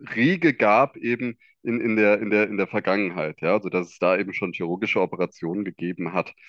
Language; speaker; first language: German; native; German